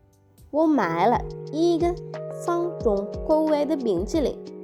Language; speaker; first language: Chinese; non-native, learner; Sinhala